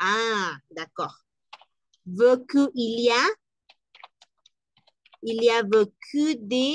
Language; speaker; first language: French; non-native, learner; Spanish